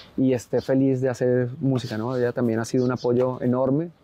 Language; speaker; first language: Spanish; native; Spanish